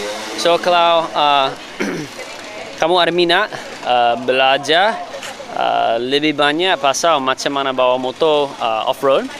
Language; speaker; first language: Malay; non-native, fluent; English